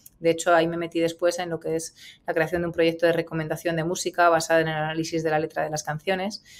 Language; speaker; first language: Spanish; native; Spanish